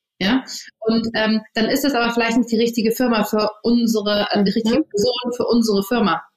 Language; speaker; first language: German; early bilingual, other home language; English